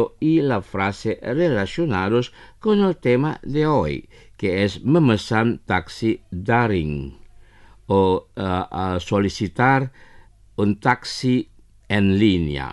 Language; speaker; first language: Spanish; non-native, fluent; Indonesian